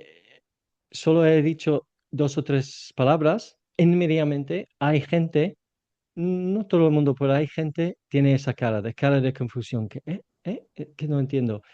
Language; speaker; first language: Spanish; non-native, fluent; English